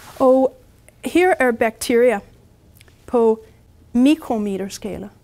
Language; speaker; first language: Danish; non-native, fluent; English